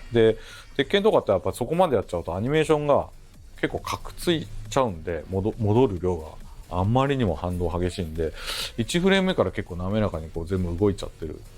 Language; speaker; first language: Japanese; native; Japanese